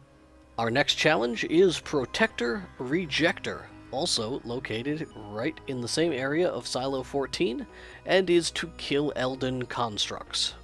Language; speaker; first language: English; native; English